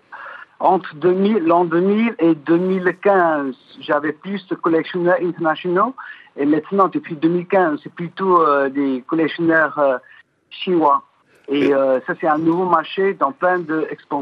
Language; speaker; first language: French; non-native, fluent; Chinese